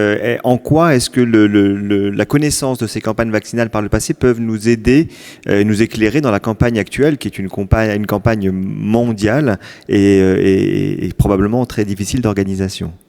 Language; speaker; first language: French; native; French